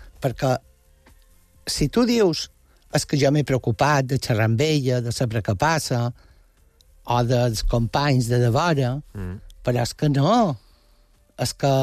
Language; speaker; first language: Catalan; non-native, local second language; Spanish